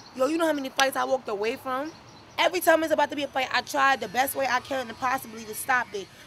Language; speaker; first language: English; native; English